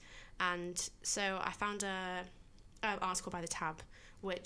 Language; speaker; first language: English; native; English